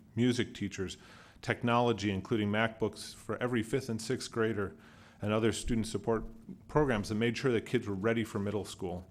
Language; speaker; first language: English; native; English